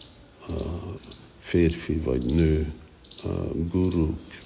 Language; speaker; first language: Hungarian; early bilingual, heritage; Hungarian